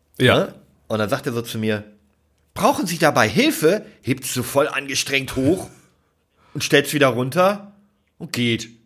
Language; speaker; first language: German; native; German